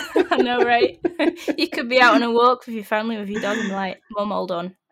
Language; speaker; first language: English; native; English